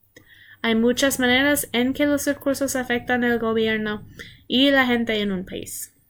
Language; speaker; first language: Spanish; non-native, learner; English